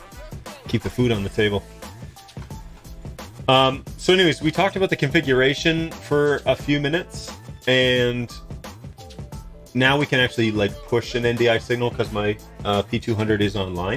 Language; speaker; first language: English; native; English